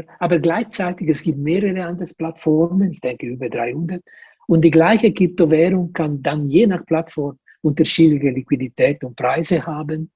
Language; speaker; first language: German; non-native, local second language; Italian